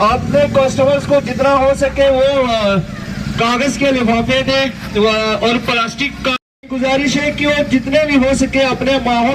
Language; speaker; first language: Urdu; non-native, local second language; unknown